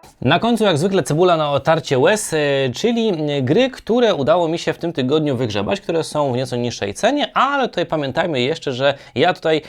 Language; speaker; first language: Polish; native; Polish